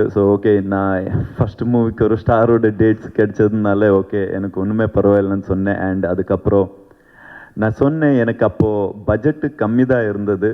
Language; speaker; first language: Tamil; non-native, learner; Kannada